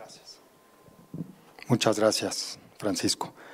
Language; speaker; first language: Spanish; native; Spanish